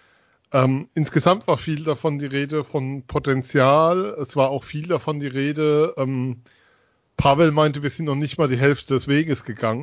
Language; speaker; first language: German; native; German